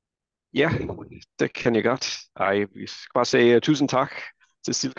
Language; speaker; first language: Danish; non-native, fluent; English